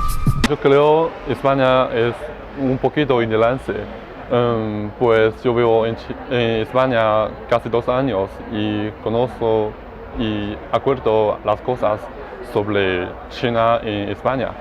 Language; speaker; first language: Spanish; non-native, learner; Chinese